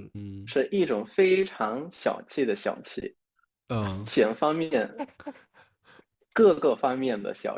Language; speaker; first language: Chinese; non-native, fluent; Spanish